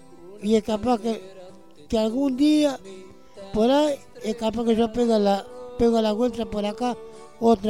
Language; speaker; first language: Spanish; native; Spanish